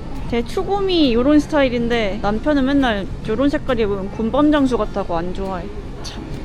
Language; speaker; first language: Korean; early bilingual, heritage; Korean